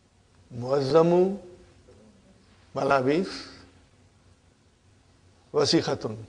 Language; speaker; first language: Arabic; non-native, fluent; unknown